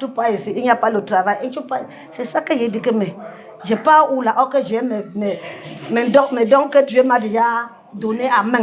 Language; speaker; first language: French; non-native, learner; English